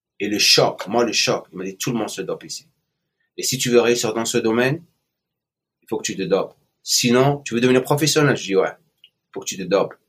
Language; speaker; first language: French; non-native, local second language; Arabic